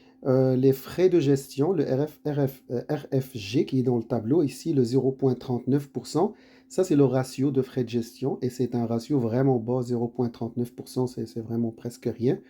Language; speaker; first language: French; native; French